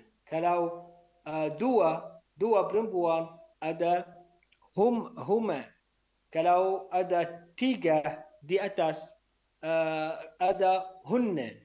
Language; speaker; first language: Indonesian; non-native, learner; Arabic